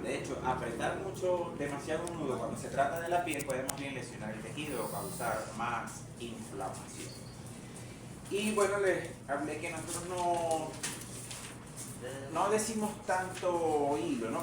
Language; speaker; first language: Spanish; native; Spanish